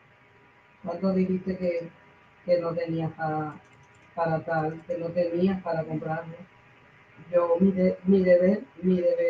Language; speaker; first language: Spanish; native; Spanish